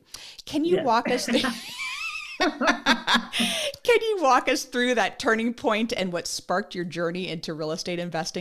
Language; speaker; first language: English; native; English